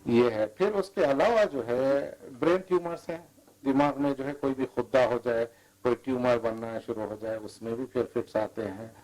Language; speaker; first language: Hindi; native; Hindi